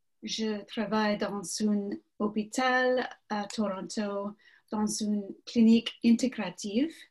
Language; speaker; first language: French; non-native, learner; English